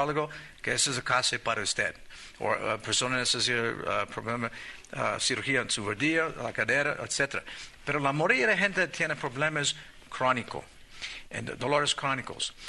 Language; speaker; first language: Spanish; non-native, learner; English